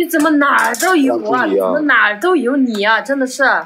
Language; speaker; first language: Chinese; native; Chinese